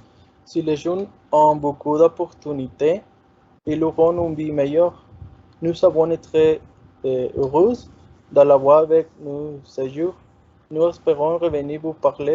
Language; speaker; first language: French; non-native, learner; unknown